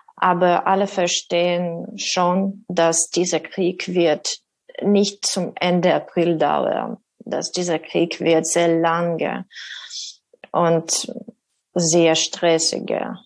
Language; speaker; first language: German; non-native, learner; Ukrainian